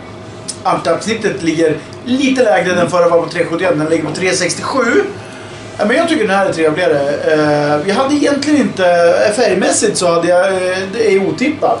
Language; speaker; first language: Swedish; native; Swedish